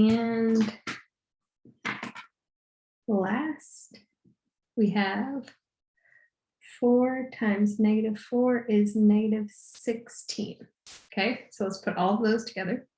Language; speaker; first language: English; native; English